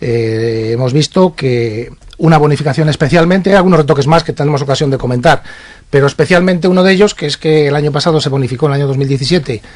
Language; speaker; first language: Spanish; native; Spanish